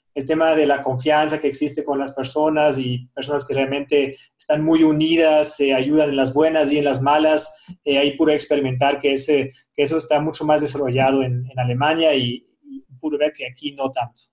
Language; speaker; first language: Spanish; non-native, fluent; German